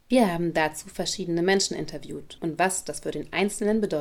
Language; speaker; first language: German; native; German